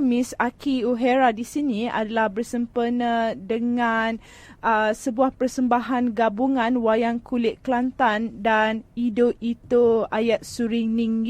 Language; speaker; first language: Malay; native; Malay